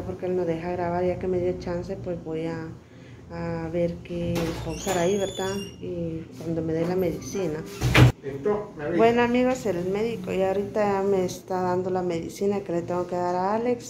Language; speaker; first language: Spanish; native; Spanish